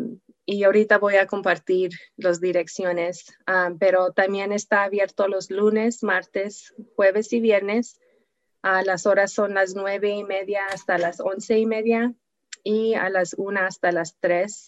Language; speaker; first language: Spanish; non-native, learner; English